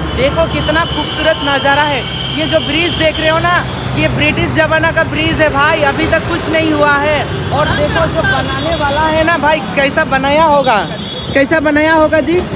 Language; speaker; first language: Hindi; non-native, local second language; Sadri